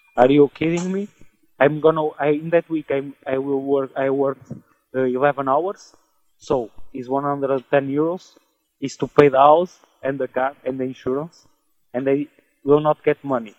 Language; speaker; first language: English; non-native, learner; Portuguese